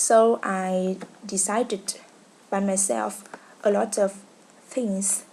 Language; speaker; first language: English; non-native, learner; Vietnamese